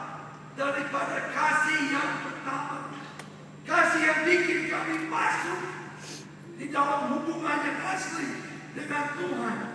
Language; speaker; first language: Indonesian; non-native, fluent; English